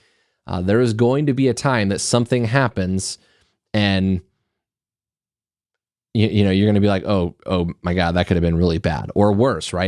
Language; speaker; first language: English; native; English